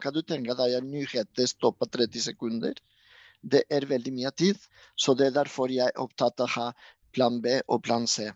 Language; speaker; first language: Norwegian; non-native, fluent; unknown